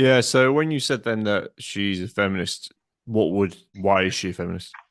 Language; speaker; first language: English; native; English